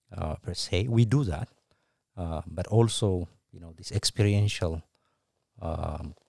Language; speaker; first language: English; non-native, fluent; Tigrinya